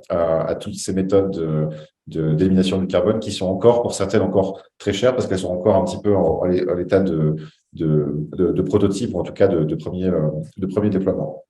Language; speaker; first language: French; native; French